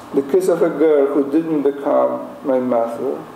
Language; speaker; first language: English; non-native, fluent; Polish